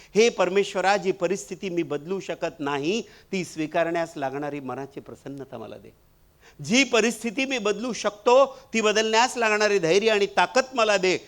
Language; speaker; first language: Marathi; non-native, local second language; Marwari